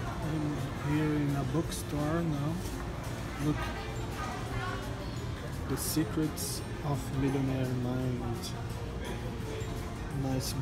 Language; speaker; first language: English; non-native, learner; Portuguese